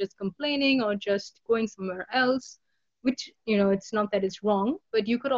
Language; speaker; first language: English; non-native, local second language; Bangla